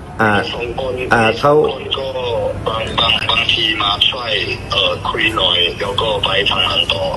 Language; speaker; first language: Thai; non-native, learner; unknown